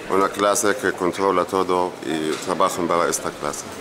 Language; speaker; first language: Spanish; non-native, learner; Arabic